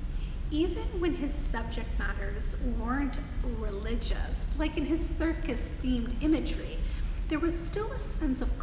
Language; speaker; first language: English; native; English